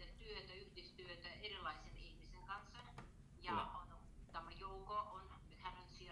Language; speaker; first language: Finnish; non-native, learner; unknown